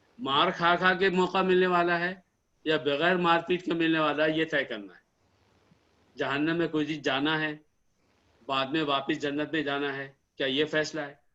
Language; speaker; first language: Urdu; native; Urdu